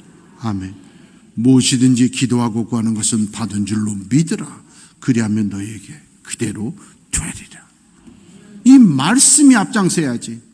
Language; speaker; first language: Korean; native; Korean